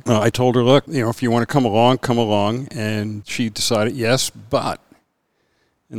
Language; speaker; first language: English; native; English